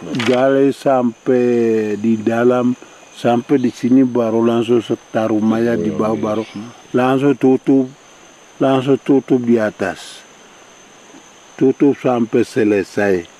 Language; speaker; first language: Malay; non-native, local second language; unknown